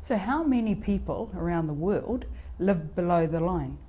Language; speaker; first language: English; native; English